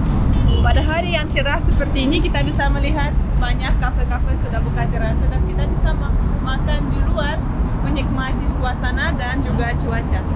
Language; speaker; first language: Indonesian; non-native, fluent; Russian